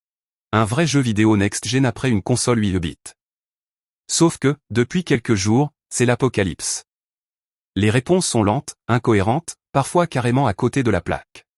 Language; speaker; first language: French; native; French